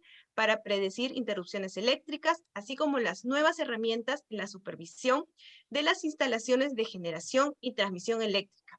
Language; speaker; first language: Spanish; native; Spanish